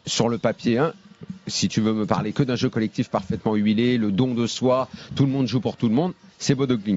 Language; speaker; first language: French; native; French